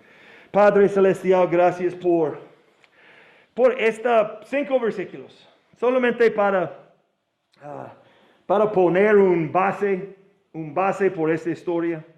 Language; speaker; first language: Spanish; non-native, learner; English